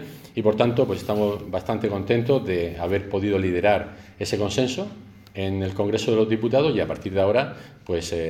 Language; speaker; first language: Spanish; native; Spanish